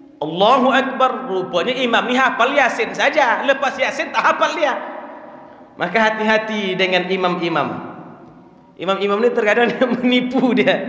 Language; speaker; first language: Malay; native; Malay